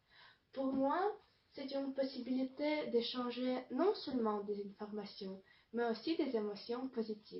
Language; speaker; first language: French; non-native, fluent; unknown